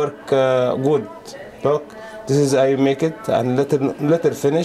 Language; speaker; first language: English; non-native, learner; Arabic